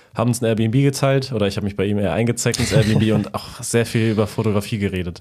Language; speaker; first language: German; early bilingual, other home language; Polish